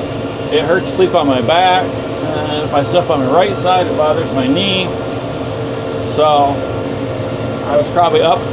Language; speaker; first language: English; native; English